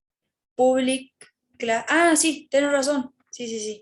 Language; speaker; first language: Spanish; native; Spanish